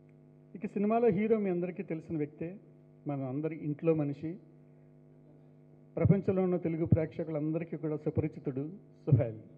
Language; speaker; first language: Telugu; native; Telugu